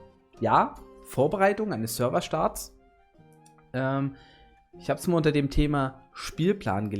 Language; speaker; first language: German; native; German